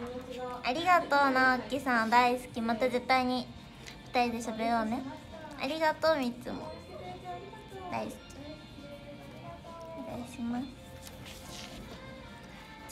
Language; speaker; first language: Japanese; native; Japanese